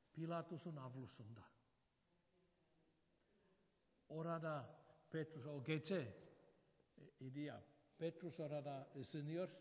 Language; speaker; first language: Turkish; non-native, fluent; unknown